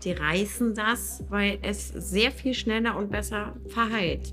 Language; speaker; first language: German; native; German